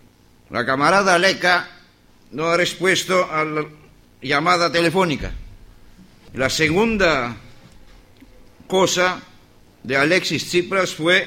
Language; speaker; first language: Spanish; non-native, learner; Greek